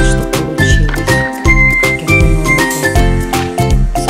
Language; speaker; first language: Russian; native; Russian